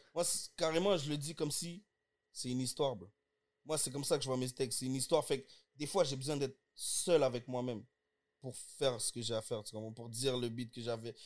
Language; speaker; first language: French; early bilingual, other home language; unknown